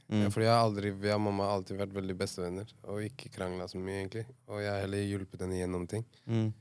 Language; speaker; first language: Norwegian; native; Norwegian